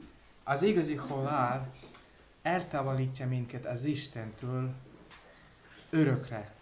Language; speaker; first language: Hungarian; non-native, learner; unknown